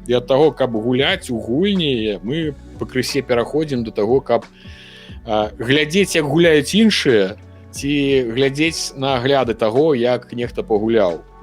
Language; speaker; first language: Belarusian; non-native, local second language; Russian